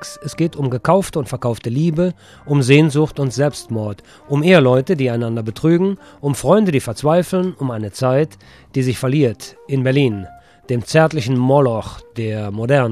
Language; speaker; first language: German; native; German